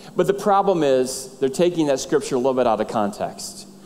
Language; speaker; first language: English; native; English